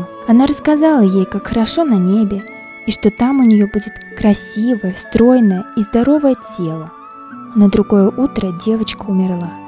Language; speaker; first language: Russian; native; Russian